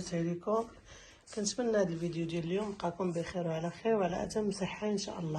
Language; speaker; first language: Arabic; native; Arabic